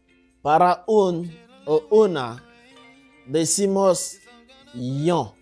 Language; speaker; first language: Spanish; non-native, local second language; Haitian Creole